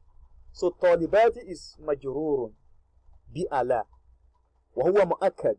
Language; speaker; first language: Arabic; non-native, fluent; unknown